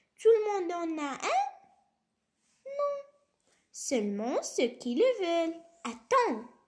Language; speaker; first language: French; non-native, local second language; Arabic